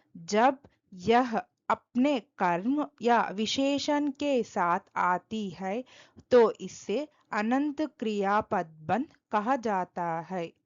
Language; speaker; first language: Hindi; non-native, local second language; Telugu